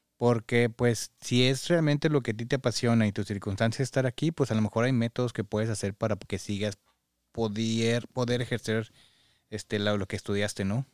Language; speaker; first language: Spanish; native; Spanish